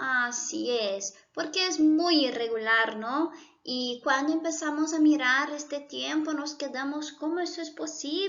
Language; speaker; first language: Spanish; non-native, fluent; Portuguese